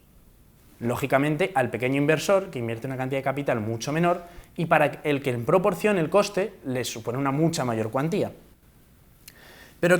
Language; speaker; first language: Spanish; native; Spanish